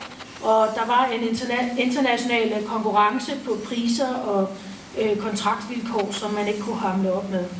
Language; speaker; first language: Danish; native; Danish